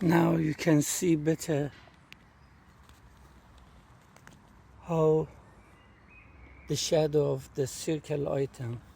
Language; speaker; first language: English; non-native, fluent; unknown